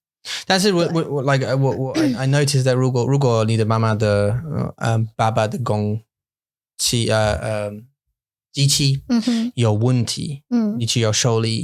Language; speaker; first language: Chinese; non-native, learner; English